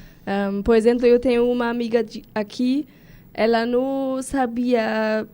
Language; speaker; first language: Portuguese; non-native, learner; German